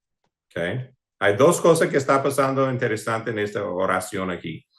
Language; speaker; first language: Spanish; non-native, fluent; English